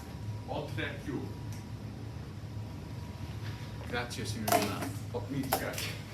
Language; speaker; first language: Italian; non-native, learner; English